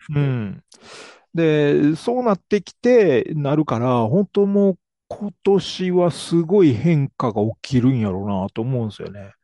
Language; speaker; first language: Japanese; native; Japanese